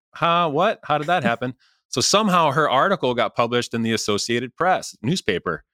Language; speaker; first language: English; native; English